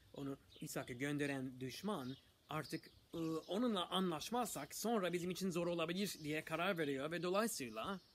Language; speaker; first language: Turkish; non-native, fluent; English